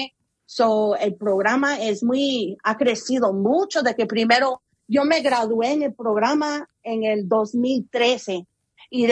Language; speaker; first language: Spanish; early bilingual, heritage; Spanish